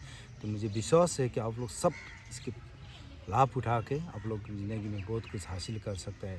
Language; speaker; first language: Hindi; non-native, local second language; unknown